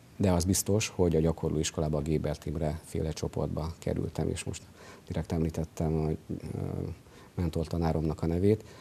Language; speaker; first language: Hungarian; native; Hungarian